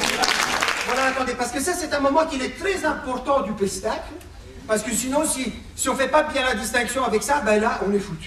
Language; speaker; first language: French; native; French